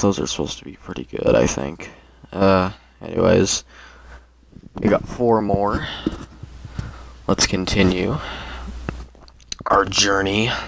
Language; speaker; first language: English; native; English